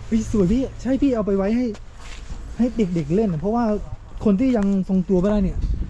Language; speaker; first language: Thai; native; Thai